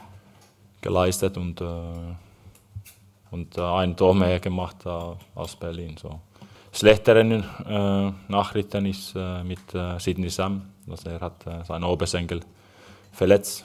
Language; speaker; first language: German; non-native, fluent; Finnish